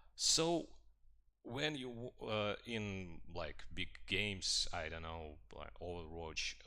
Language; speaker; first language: English; non-native, fluent; Russian